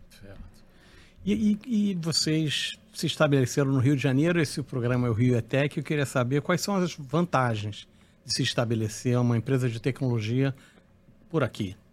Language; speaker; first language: Portuguese; native; Portuguese